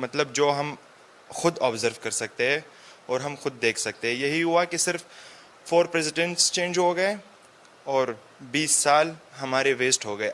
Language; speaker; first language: Hindi; non-native, fluent; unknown